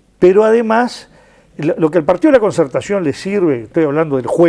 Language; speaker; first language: Spanish; native; Spanish